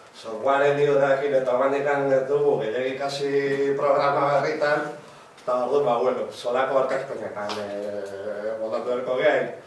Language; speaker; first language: Basque; native; Basque